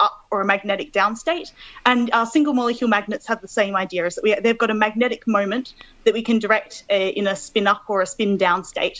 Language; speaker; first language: English; native; English